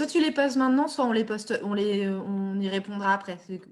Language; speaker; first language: French; native; French